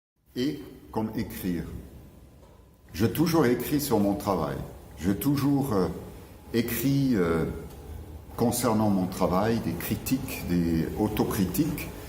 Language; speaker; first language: French; non-native, local second language; German